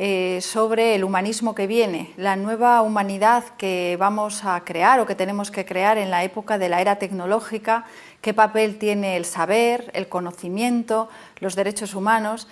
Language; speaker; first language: Spanish; native; Spanish